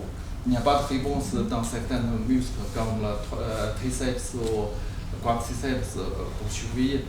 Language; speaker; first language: French; non-native, learner; Chinese